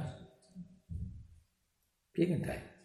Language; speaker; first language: German; non-native, learner; Sinhala